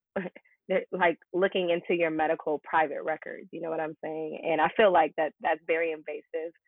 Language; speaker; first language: English; native; English